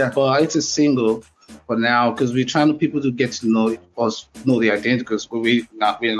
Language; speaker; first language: English; non-native, local second language; Yoruba